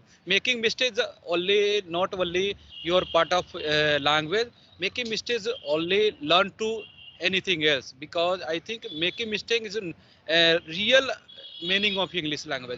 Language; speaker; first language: English; non-native, learner; Hindi